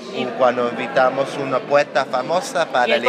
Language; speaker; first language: Spanish; non-native, learner; English